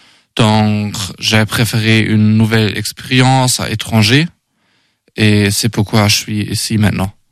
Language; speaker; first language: French; non-native, learner; German